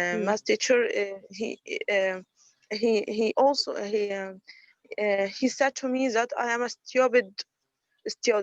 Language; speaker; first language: English; non-native, learner; Arabic